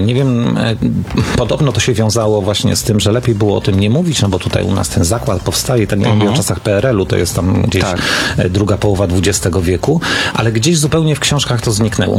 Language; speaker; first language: Polish; native; Polish